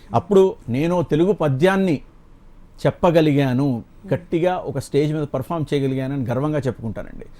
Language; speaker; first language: Telugu; native; Telugu